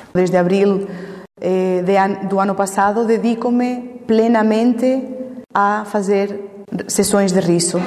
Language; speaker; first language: Portuguese; non-native, fluent; Spanish